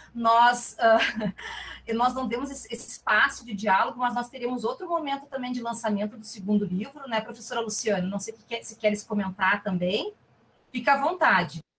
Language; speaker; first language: Portuguese; native; Portuguese